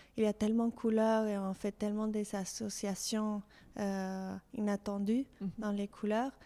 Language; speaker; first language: French; non-native, fluent; Spanish